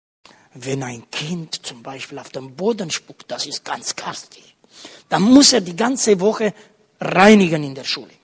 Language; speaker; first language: German; non-native, fluent; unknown